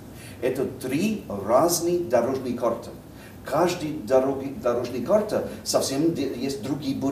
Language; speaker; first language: Russian; non-native, fluent; English